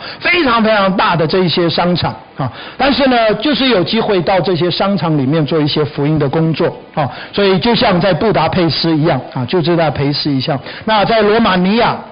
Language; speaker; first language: Chinese; native; Chinese